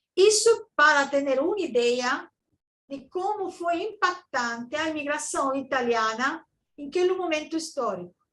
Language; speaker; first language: Portuguese; non-native, learner; Italian